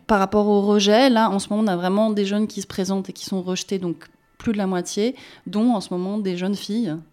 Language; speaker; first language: French; native; French